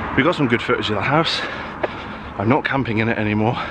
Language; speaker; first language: English; native; English